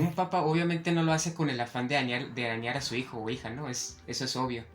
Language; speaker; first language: Spanish; native; Spanish